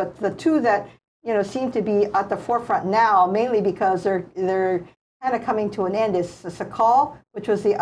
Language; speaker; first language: English; native; English